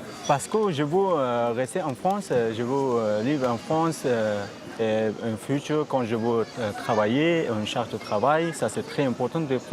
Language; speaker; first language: French; non-native, learner; Pashto